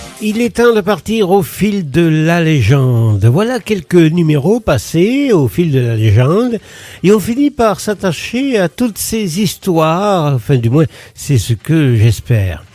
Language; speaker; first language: French; native; French